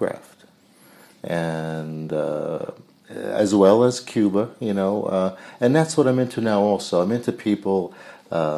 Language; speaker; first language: English; native; English